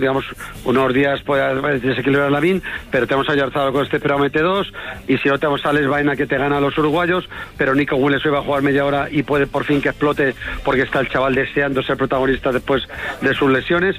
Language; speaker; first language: Spanish; native; Spanish